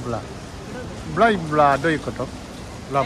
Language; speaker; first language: Japanese; non-native, learner; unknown